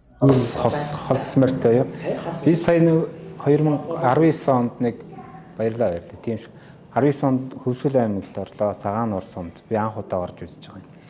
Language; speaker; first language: Mongolian; non-native, local second language; Kazakh